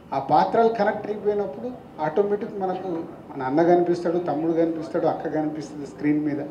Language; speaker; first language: Telugu; native; Telugu